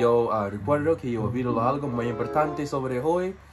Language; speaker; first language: Spanish; non-native, learner; English